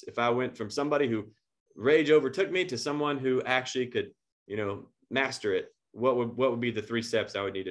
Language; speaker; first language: English; native; English